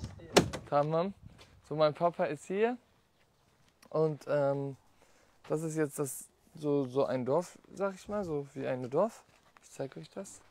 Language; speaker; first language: German; non-native, fluent; Turkish